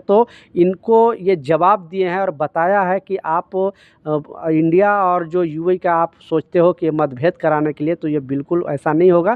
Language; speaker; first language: Hindi; native; Hindi